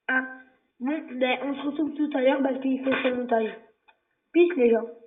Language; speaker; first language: French; native; French